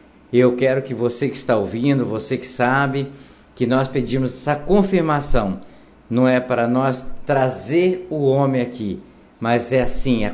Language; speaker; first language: Portuguese; native; Portuguese